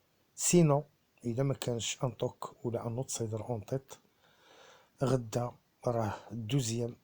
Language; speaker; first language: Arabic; native; Arabic